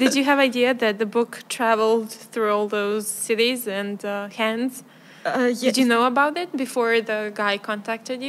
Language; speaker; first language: English; non-native, fluent; Serbian